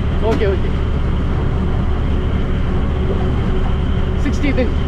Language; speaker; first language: Hindi; non-native, learner; Tamil